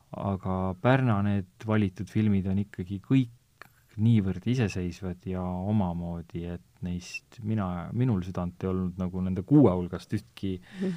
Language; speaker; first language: Estonian; native; Estonian